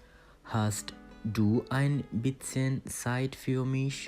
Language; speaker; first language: German; non-native, learner; Bangla